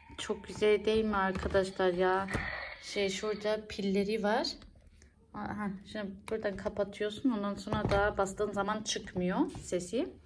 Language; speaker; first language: Turkish; early bilingual, heritage; Turkish